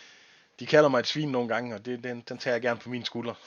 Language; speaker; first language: Danish; native; Danish